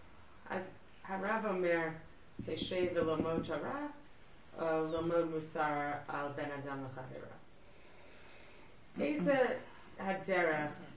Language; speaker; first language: Hebrew; non-native, learner; English